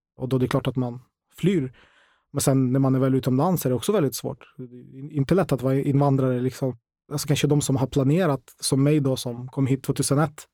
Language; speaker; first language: Swedish; non-native, fluent; Ukrainian